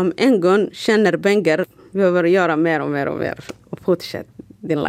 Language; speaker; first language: Swedish; non-native, learner; Somali